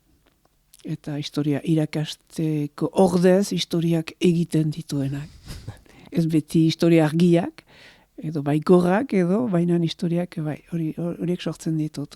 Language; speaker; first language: Basque; native; Basque